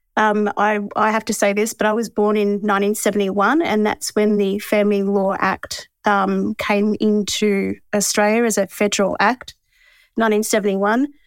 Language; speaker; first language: English; native; English